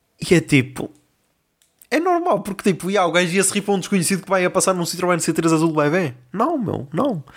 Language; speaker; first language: Portuguese; native; Portuguese